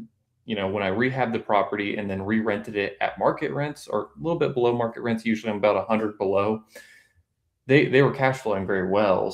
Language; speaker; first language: English; native; English